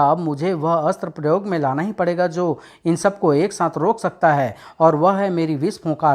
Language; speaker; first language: Hindi; native; Hindi